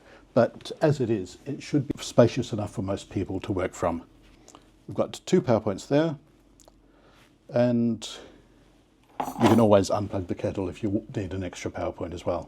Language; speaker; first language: English; native; English